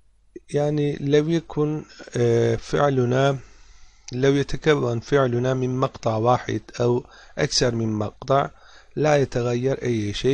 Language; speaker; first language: Arabic; non-native, fluent; Turkish